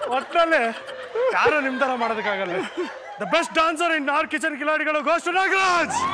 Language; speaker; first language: Kannada; native; Kannada